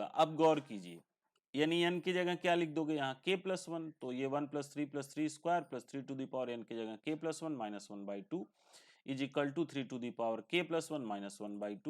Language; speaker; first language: Hindi; native; Hindi